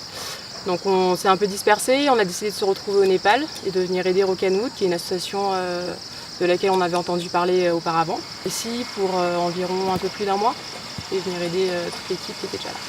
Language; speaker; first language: French; native; French